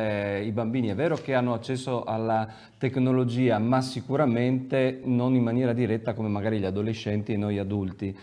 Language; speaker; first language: Italian; native; Italian